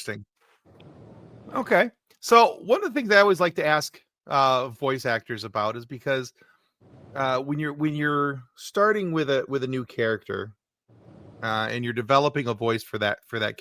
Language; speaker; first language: English; native; English